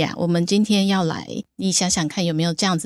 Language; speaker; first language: Chinese; native; Chinese